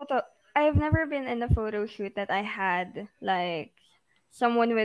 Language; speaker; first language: English; non-native, local second language; Filipino